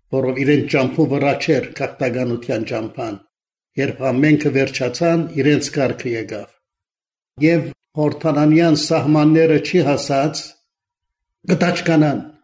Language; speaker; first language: Armenian; early bilingual, heritage; Armenian